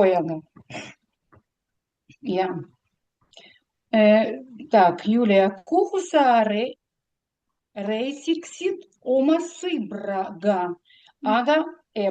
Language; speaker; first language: Estonian; non-native, learner; Russian